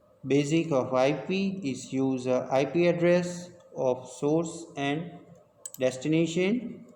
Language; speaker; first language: English; non-native, local second language; Gujarati